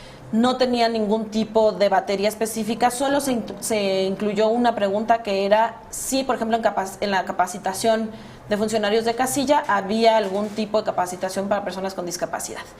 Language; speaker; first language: Spanish; native; Spanish